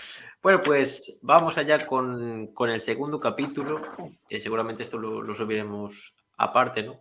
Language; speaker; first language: Spanish; native; Spanish